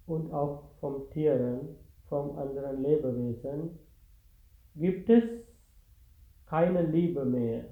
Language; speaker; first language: German; non-native, fluent; Sinhala